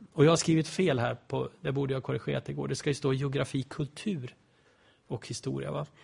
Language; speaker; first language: Swedish; native; Swedish